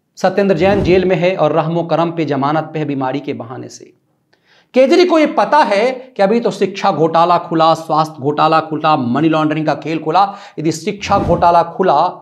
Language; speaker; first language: Hindi; native; Hindi